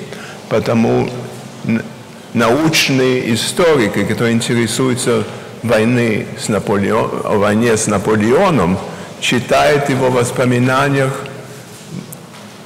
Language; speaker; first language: Russian; early bilingual, heritage; Russian